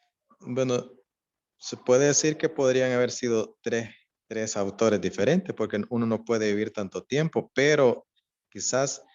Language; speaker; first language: Spanish; native; Spanish